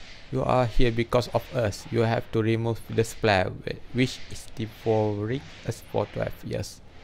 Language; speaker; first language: English; non-native, local second language; Malay